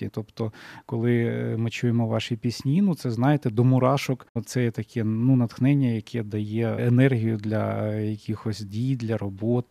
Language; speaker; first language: Ukrainian; native; Ukrainian